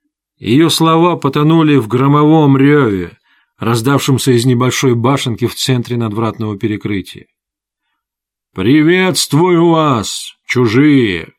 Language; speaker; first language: Russian; native; Russian